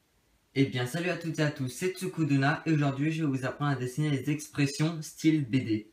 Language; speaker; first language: French; native; French